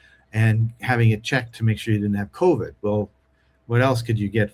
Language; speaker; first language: English; native; English